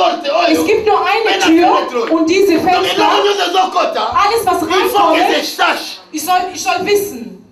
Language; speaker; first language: German; non-native, learner; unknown